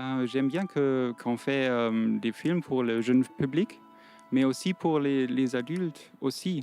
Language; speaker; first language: French; non-native, fluent; German